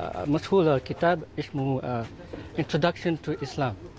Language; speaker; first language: Arabic; non-native, learner; Filipino